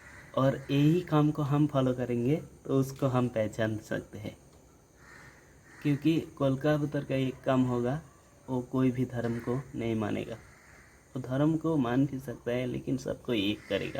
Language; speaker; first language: Hindi; non-native, local second language; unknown